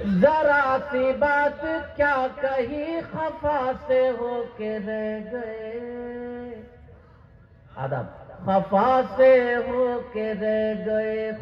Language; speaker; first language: Urdu; native; Urdu